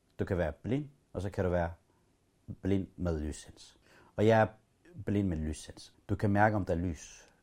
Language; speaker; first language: Danish; early bilingual, other home language; Kurdish